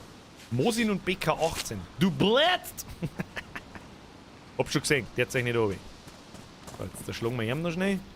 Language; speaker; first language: German; native; German